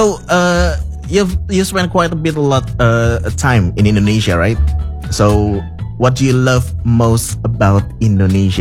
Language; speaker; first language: English; non-native, fluent; Indonesian